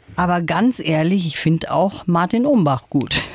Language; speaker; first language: German; native; German